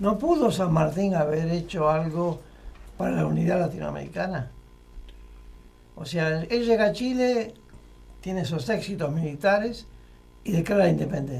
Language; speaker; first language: Spanish; native; Spanish